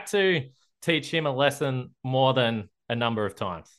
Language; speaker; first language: English; native; English